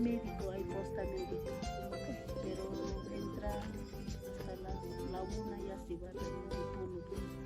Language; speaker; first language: Spanish; non-native, local second language; Aymara